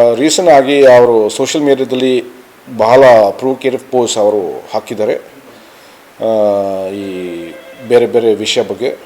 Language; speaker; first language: Kannada; non-native, fluent; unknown